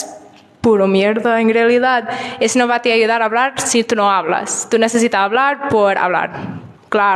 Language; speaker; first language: Spanish; non-native, learner; English